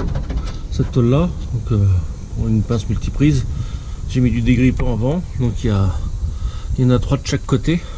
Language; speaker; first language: French; native; French